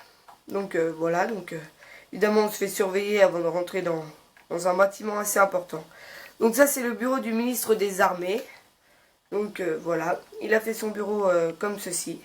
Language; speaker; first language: French; native; French